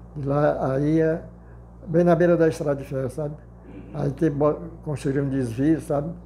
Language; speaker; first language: Portuguese; native; Portuguese